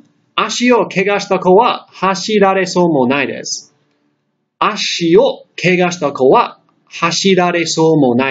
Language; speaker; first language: Japanese; non-native, fluent; English